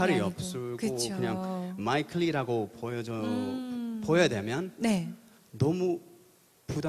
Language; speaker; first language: Korean; early bilingual, heritage; English